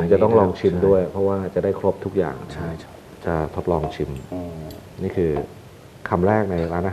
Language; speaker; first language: Thai; native; Thai